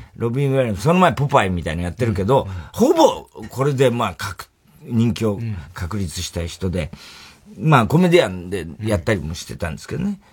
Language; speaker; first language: Japanese; native; Japanese